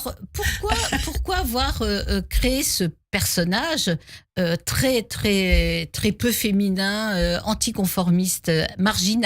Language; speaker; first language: French; native; French